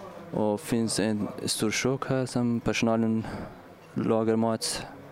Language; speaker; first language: Swedish; non-native, fluent; Persian